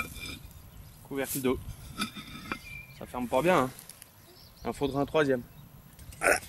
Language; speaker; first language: French; native; French